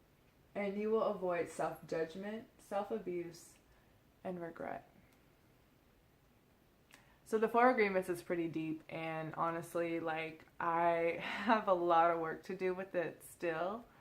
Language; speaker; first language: English; native; English